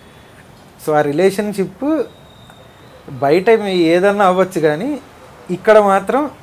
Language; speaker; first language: Telugu; native; Telugu